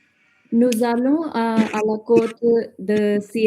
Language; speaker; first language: French; non-native, learner; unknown